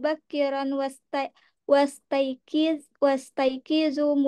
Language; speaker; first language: Arabic; non-native, learner; Indonesian